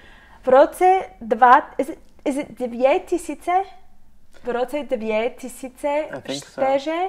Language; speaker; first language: Czech; non-native, learner; English